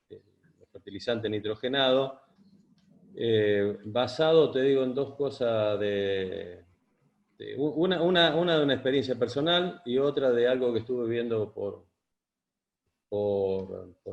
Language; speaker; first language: Spanish; native; Spanish